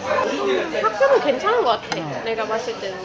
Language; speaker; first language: Korean; non-native, fluent; Indonesian